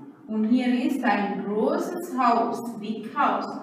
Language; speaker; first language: German; non-native, learner; Sinhala